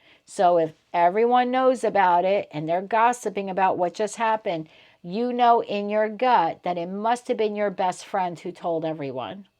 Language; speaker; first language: English; native; English